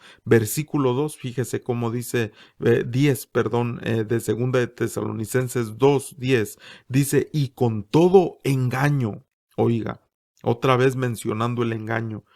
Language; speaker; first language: Spanish; native; Spanish